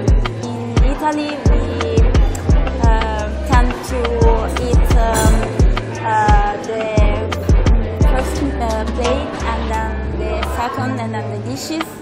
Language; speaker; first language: English; non-native, fluent; Italian